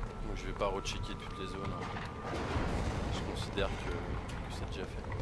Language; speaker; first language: French; native; French